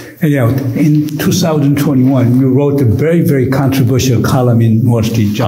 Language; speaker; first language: English; non-native, fluent; Korean